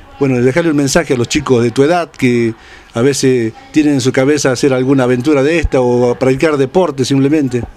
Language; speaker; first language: Spanish; native; Spanish